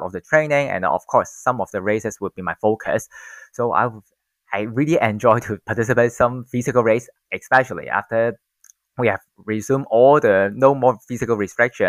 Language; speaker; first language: English; non-native, local second language; Cantonese